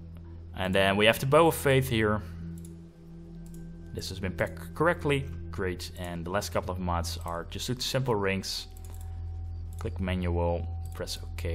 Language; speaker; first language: English; non-native, fluent; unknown